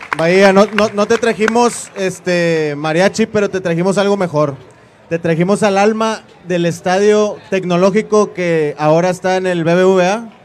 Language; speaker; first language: Spanish; native; Spanish